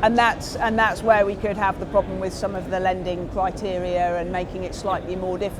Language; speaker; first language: English; native; English